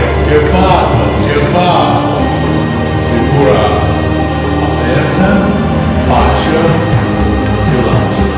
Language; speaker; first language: Italian; non-native, learner; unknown